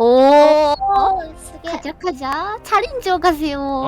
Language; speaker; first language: Korean; non-native, learner; Japanese